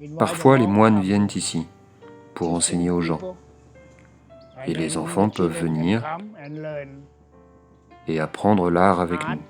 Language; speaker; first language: French; non-native, learner; Thai